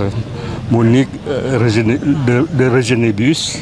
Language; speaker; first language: French; non-native, fluent; Lao